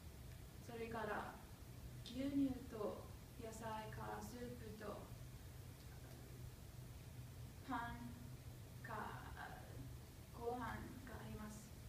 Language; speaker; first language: Japanese; non-native, learner; English